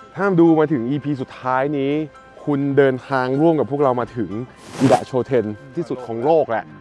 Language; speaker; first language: Thai; native; Thai